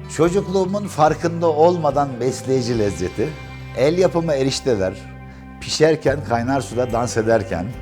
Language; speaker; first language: Turkish; native; Turkish